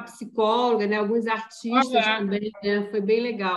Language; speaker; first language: Portuguese; native; Portuguese